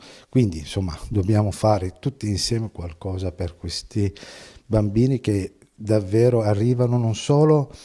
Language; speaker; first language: Italian; non-native, fluent; Arabic